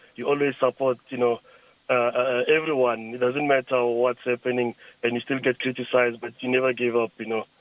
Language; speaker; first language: English; non-native, local second language; Tsonga